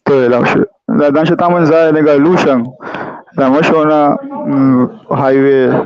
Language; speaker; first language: Chinese; non-native, learner; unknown